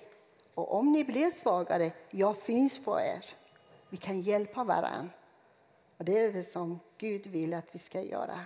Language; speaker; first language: Swedish; non-native, fluent; Persian